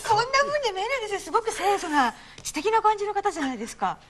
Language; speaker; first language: Japanese; native; Japanese